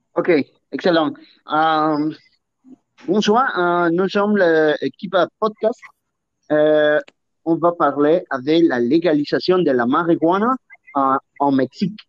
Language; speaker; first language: French; non-native, learner; Spanish